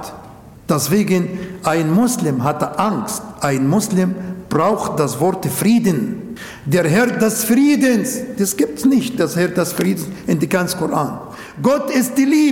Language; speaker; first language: German; non-native, local second language; Arabic